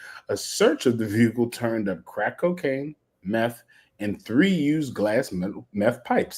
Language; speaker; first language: English; native; English